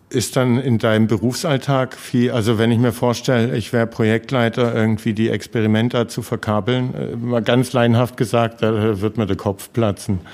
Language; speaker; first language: German; native; German